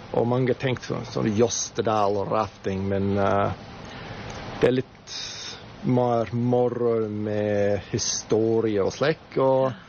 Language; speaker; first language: Norwegian; non-native, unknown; English